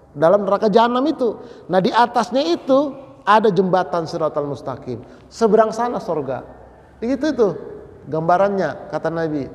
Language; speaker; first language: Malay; non-native, local second language; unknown